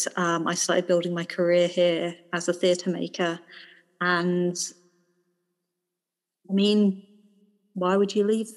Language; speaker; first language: English; native; English